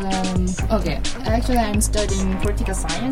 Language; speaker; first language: English; non-native, learner; Korean